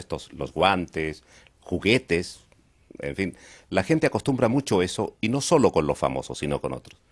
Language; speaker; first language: Spanish; native; Spanish